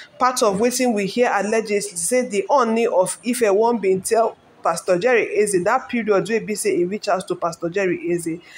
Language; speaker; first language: Nigerian Pidgin; non-native, local second language; Yoruba